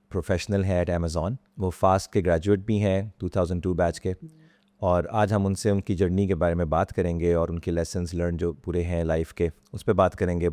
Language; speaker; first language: Urdu; non-native, local second language; Punjabi